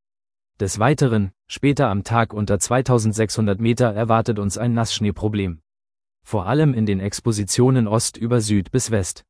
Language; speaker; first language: German; native; German